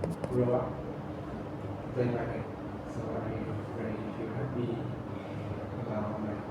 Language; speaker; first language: English; non-native, learner; Chinese